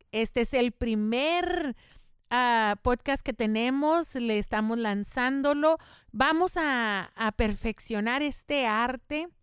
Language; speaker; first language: Spanish; native; Spanish